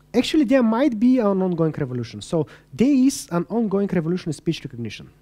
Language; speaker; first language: English; non-native, fluent; Bulgarian